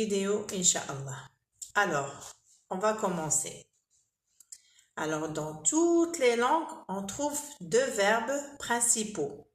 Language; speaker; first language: French; non-native, local second language; Arabic